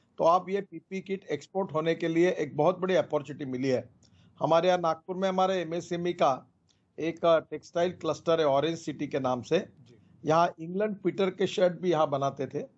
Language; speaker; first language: Hindi; non-native, local second language; Marathi